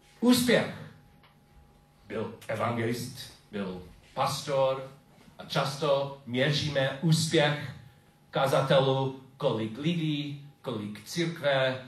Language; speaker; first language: Czech; non-native, learner; English